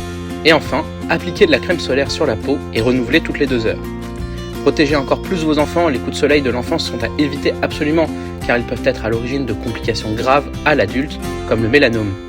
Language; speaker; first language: French; native; French